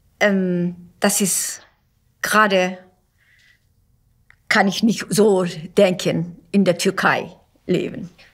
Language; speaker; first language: German; non-native, learner; Turkish